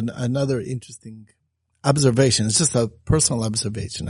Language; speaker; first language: English; native; English